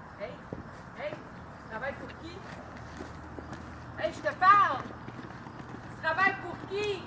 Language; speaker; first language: French; native; French